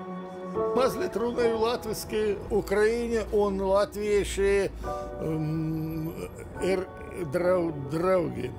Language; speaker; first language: Latvian; non-native, learner; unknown